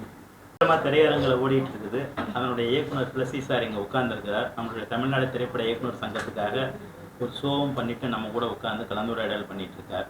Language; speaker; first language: Tamil; native; Tamil